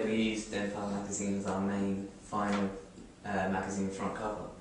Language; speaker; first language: English; native; English